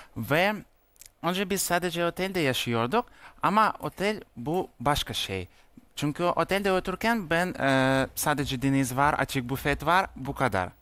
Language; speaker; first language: Turkish; non-native, learner; Russian